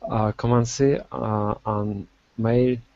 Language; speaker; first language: French; non-native, learner; Russian